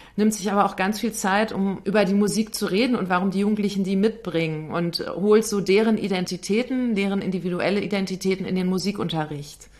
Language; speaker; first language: German; native; German